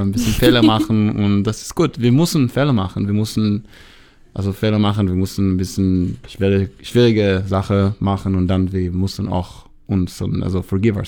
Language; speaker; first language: German; non-native, fluent; Hebrew